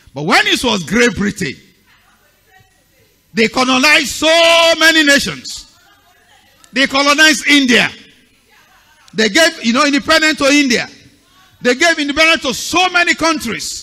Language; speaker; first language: English; non-native, local second language; Yoruba